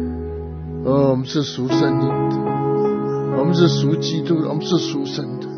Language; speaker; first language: Chinese; native; Chinese